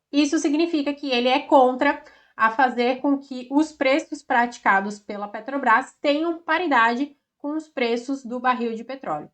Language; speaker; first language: Portuguese; native; Portuguese